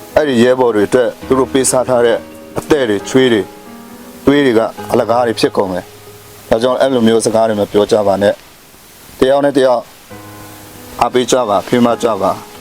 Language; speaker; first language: Burmese; non-native, local second language; Western Kayah